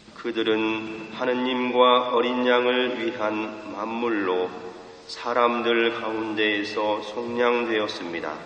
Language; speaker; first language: Korean; native; Korean